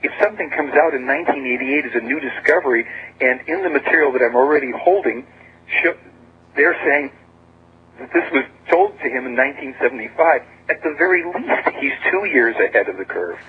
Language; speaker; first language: English; native; English